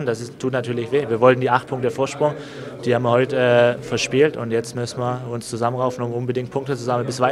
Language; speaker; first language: German; native; German